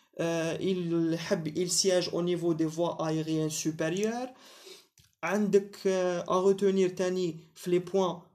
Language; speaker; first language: French; non-native, local second language; Arabic